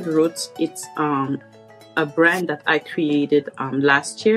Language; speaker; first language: English; non-native, fluent; French